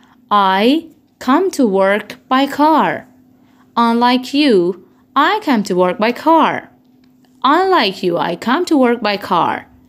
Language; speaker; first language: English; non-native, fluent; Persian